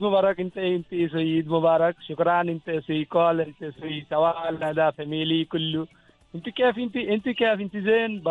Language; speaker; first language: Arabic; non-native, learner; Bangla